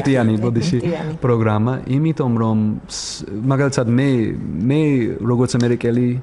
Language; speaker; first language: Georgian; non-native, learner; English